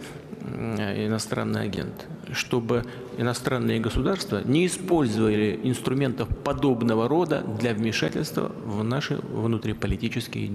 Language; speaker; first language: Russian; native; Russian